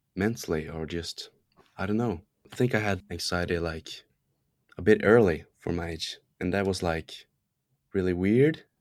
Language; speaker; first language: English; non-native, fluent; Norwegian